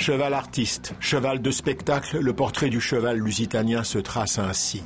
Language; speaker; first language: French; native; French